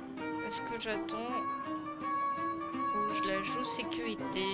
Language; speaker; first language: French; native; French